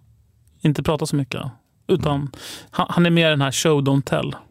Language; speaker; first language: Swedish; native; Swedish